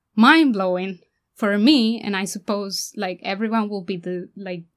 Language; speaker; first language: English; non-native, fluent; Spanish